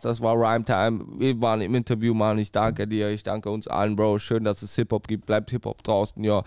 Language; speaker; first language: German; native; German